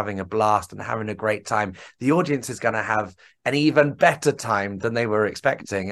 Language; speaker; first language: English; native; English